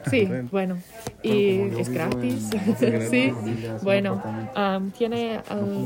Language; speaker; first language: Spanish; non-native, fluent; English